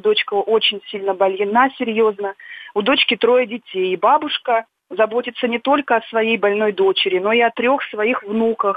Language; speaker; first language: Russian; native; Russian